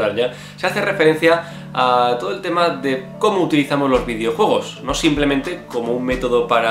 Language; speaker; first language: Spanish; native; Spanish